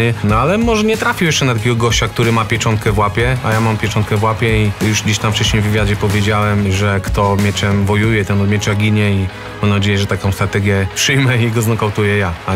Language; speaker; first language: Polish; native; Polish